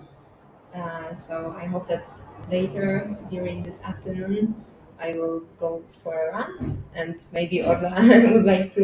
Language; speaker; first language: English; non-native, fluent; Polish